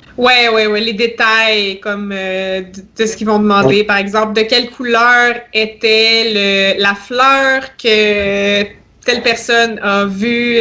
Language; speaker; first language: French; native; French